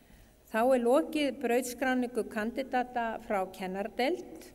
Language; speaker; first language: Icelandic; native; Icelandic